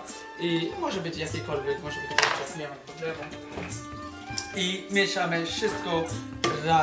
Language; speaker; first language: Polish; non-native, learner; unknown